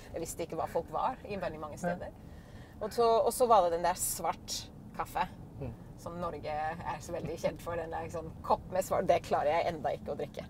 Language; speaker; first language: Norwegian; non-native, fluent; English